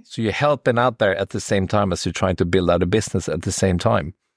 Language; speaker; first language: English; non-native, fluent; Swedish